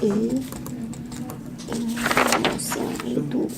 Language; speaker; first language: French; non-native, learner; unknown